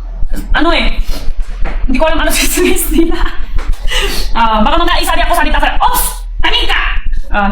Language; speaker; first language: Filipino; non-native, learner; Chinese